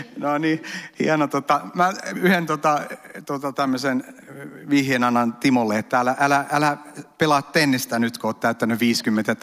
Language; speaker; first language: Finnish; early bilingual, heritage; Finnish